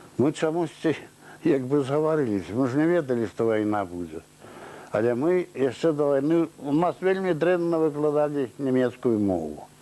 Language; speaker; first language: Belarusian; native; Belarusian